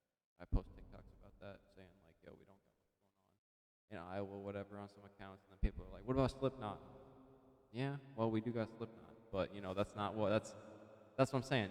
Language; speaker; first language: English; native; English